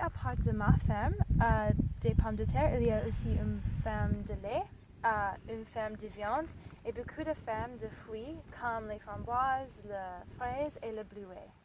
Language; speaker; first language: French; non-native, learner; English